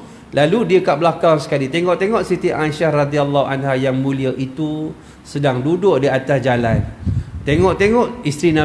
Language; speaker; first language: Malay; native; Malay